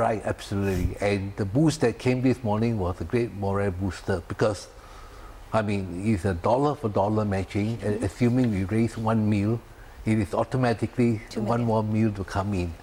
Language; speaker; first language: English; non-native, local second language; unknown